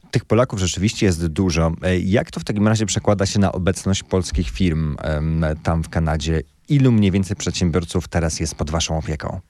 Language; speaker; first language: Polish; native; Polish